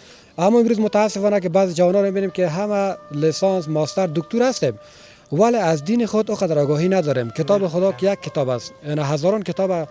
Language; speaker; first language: Persian; native; Persian